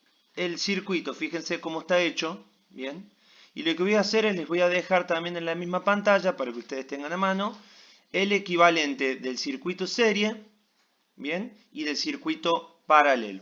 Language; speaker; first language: Spanish; native; Spanish